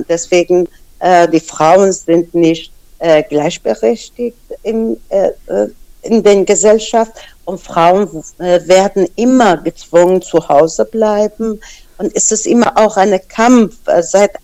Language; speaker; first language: German; non-native, fluent; Persian